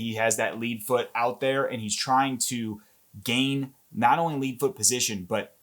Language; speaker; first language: English; native; English